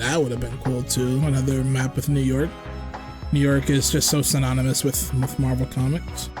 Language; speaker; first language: English; native; English